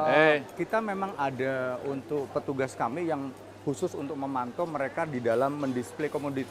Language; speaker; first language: Indonesian; native; Indonesian